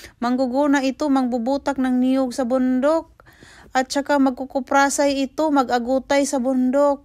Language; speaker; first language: Filipino; non-native, local second language; Cebuano